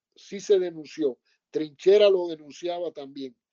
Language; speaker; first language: Spanish; native; Spanish